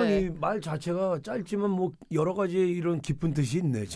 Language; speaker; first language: Korean; native; Korean